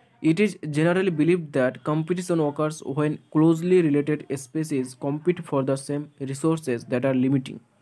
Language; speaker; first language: English; non-native, local second language; Bangla